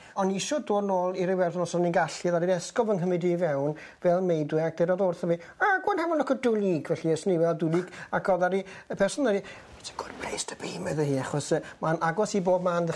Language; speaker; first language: Welsh; native; Welsh